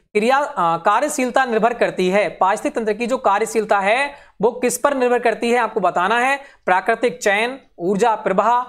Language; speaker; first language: Hindi; native; Hindi